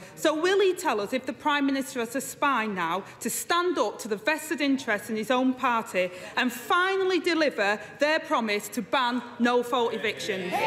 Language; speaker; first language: English; native; English